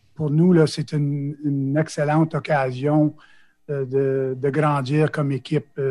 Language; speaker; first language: French; native; French